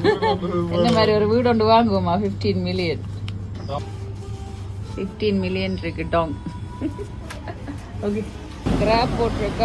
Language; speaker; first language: Tamil; native; Tamil